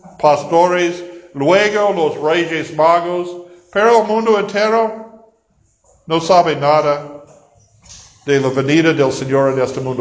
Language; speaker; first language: Spanish; non-native, fluent; English